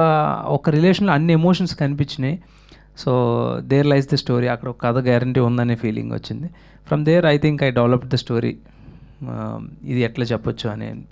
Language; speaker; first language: Telugu; native; Telugu